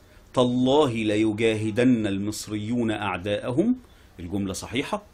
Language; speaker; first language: Arabic; native; Arabic